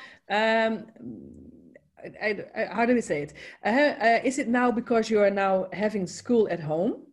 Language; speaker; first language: English; non-native, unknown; Dutch